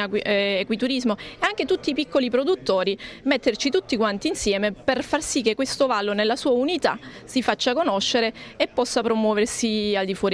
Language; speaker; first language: Italian; native; Italian